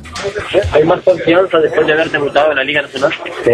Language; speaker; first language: Spanish; native; Spanish